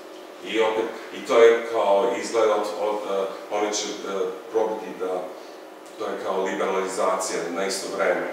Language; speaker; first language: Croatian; non-native, fluent; English